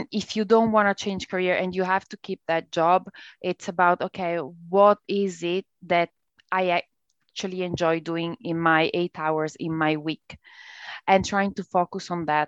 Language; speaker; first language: English; non-native, fluent; Italian